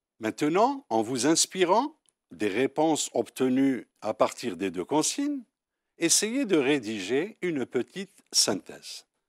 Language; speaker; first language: French; non-native, local second language; Arabic